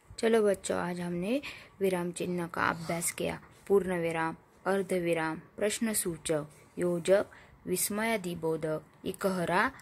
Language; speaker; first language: Hindi; non-native, local second language; Marathi